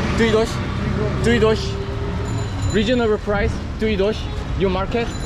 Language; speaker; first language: English; non-native, learner; Korean